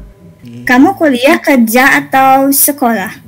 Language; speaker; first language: Indonesian; non-native, fluent; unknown